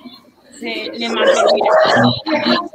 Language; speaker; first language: French; non-native, learner; Spanish